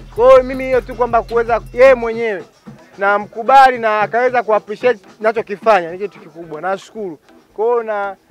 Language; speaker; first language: Swahili; native; Swahili